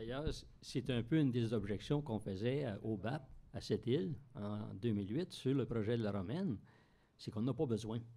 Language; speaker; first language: French; native; French